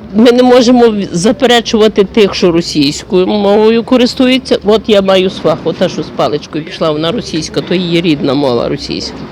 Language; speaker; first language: Ukrainian; native; Ukrainian